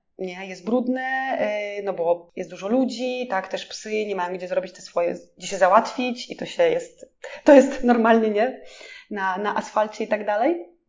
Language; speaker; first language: Polish; non-native, fluent; Russian